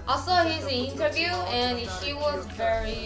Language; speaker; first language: English; non-native, learner; Korean